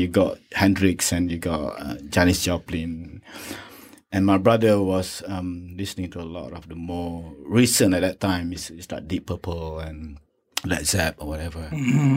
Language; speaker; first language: English; non-native, local second language; Malay